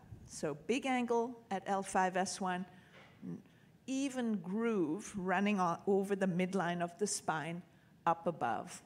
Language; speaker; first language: English; native; English